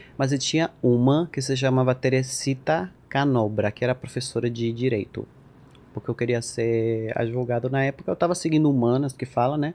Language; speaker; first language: Portuguese; non-native, fluent; Spanish